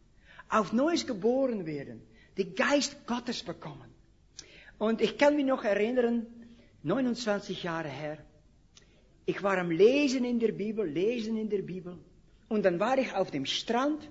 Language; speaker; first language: German; non-native, fluent; Dutch